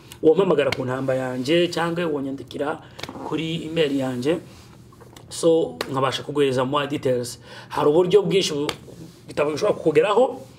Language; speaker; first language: Kinyarwanda; early bilingual, heritage; Kinyarwanda